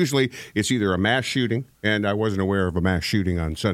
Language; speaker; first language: English; native; English